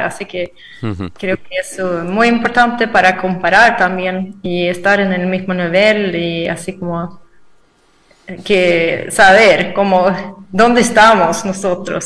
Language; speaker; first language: Spanish; non-native, fluent; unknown